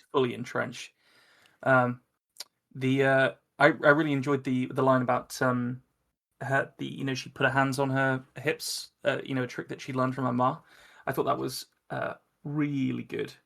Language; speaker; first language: English; native; English